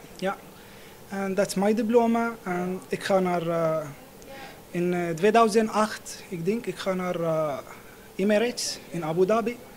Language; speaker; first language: Dutch; non-native, learner; Arabic